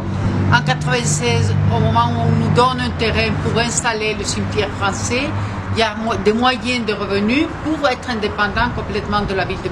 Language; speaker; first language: French; non-native, fluent; Spanish